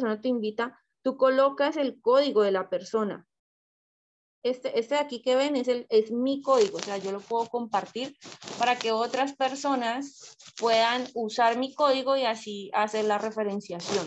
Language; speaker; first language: Spanish; native; Spanish